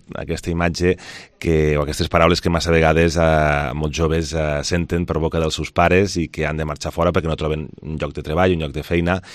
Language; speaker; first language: Catalan; native; Catalan